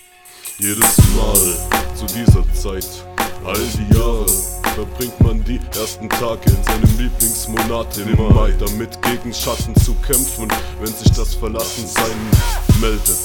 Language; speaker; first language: German; native; German